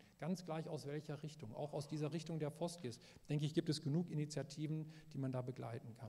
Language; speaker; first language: German; native; German